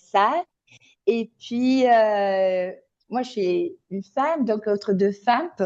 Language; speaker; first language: French; non-native, fluent; Italian